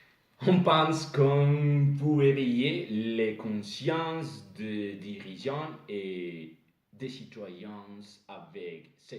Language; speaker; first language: French; non-native, learner; Spanish